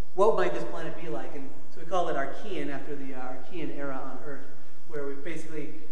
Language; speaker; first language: English; native; English